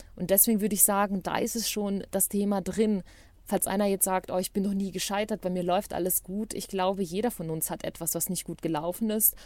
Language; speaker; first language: German; non-native, fluent; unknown